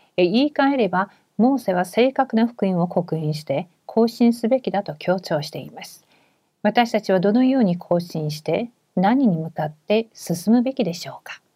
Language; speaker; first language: Japanese; non-native, fluent; Korean